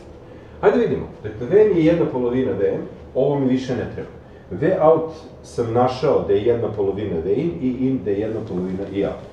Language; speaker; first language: Serbian; native; Serbian